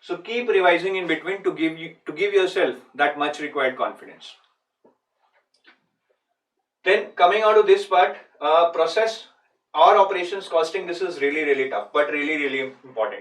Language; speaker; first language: English; non-native, local second language; Hindi